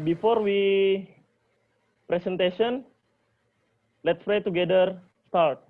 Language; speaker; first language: English; non-native, learner; Indonesian